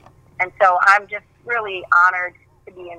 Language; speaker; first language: English; native; English